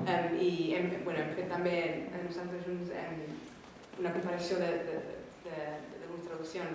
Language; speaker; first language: Catalan; non-native, fluent; English